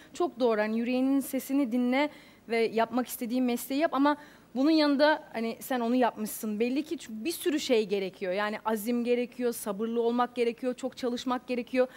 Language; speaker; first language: Turkish; native; Turkish